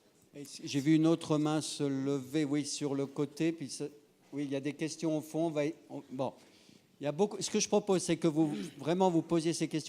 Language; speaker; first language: French; native; French